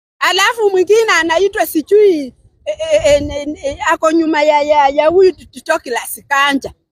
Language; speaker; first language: Swahili; non-native, local second language; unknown